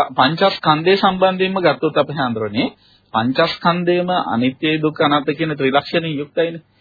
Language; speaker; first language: Sinhala; native; Sinhala